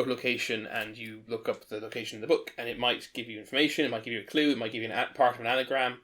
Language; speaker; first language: English; native; English